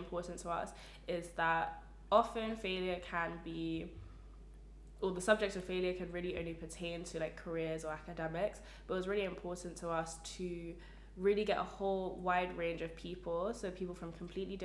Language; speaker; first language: English; native; English